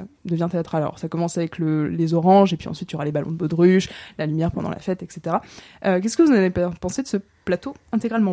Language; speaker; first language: French; native; French